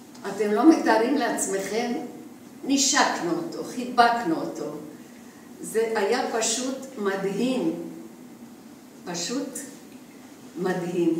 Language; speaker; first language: Hebrew; non-native, fluent; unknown